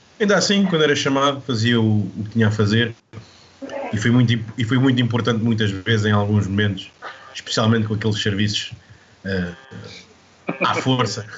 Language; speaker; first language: Portuguese; native; Portuguese